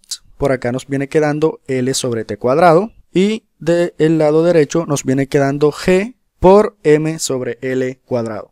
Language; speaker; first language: Spanish; native; Spanish